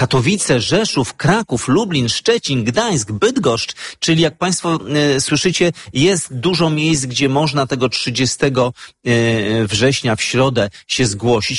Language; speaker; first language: Polish; native; Polish